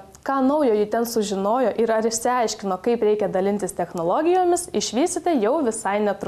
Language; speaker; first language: Lithuanian; native; Lithuanian